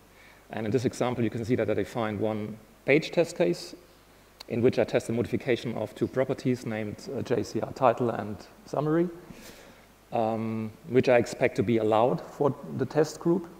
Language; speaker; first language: English; non-native, fluent; German